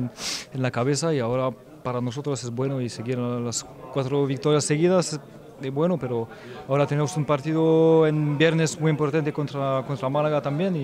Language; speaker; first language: Spanish; non-native, fluent; French